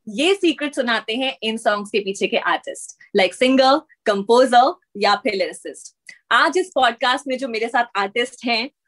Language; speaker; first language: Hindi; native; Hindi